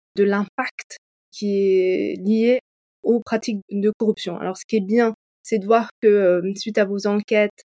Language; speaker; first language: French; native; French